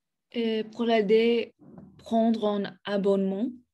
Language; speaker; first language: French; non-native, learner; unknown